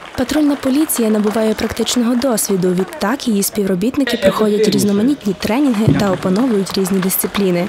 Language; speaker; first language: Ukrainian; native; Ukrainian